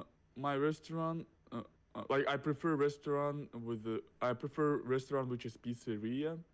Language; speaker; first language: English; non-native, learner; Russian